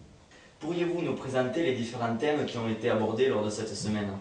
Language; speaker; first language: French; native; French